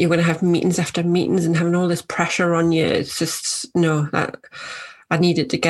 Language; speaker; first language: English; native; English